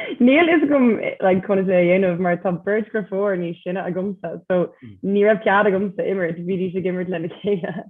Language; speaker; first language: Irish; non-native, local second language; English